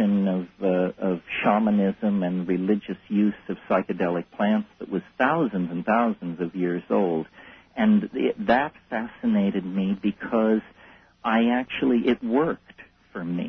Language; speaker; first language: English; native; English